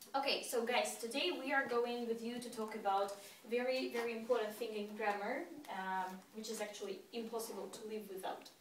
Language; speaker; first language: English; non-native, fluent; Russian